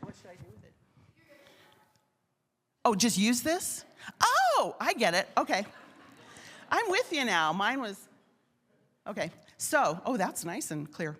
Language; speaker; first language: English; native; English